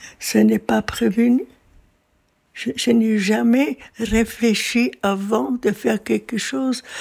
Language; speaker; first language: French; non-native, fluent; German